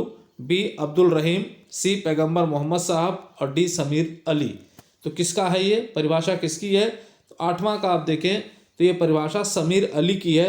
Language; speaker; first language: Hindi; native; Hindi